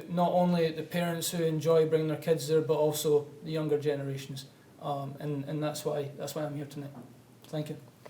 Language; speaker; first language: English; native; English